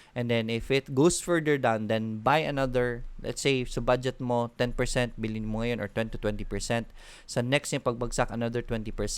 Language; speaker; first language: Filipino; non-native, local second language; Cebuano